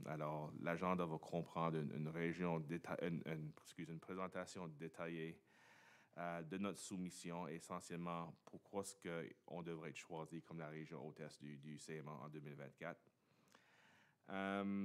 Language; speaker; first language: French; native; French